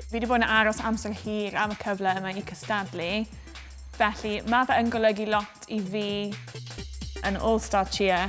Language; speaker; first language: Welsh; native; Welsh